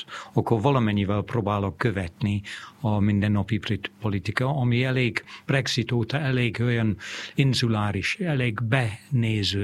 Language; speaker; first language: Hungarian; non-native, fluent; English